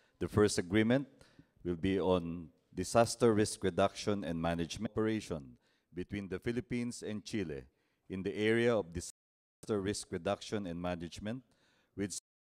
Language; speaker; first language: English; non-native, local second language; Filipino